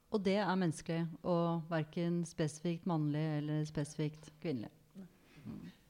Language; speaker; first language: Norwegian; native; Norwegian